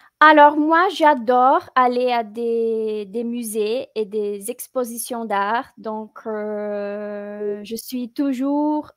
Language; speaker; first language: French; non-native, fluent; Portuguese